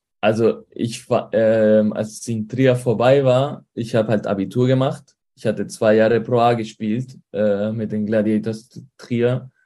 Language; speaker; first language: German; early bilingual, heritage; Spanish